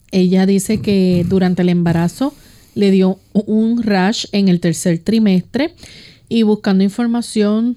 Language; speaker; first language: Spanish; native; Spanish